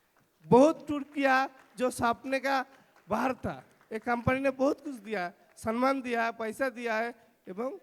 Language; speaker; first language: Hindi; non-native, local second language; Bangla